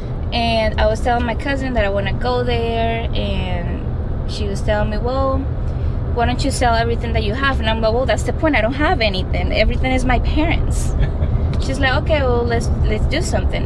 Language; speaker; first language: English; non-native, fluent; Spanish